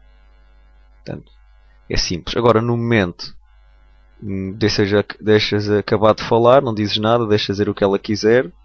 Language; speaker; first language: Portuguese; native; Portuguese